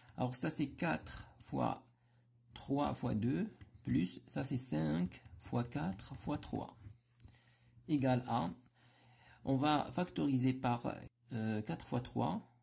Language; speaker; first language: French; non-native, local second language; Arabic